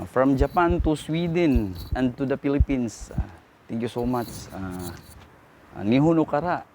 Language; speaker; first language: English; non-native, local second language; Cebuano